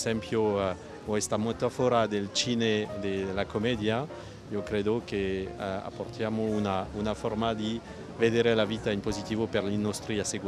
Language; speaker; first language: Italian; non-native, fluent; French